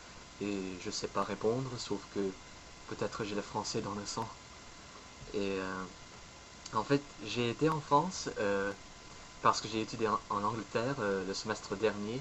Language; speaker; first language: French; non-native, fluent; English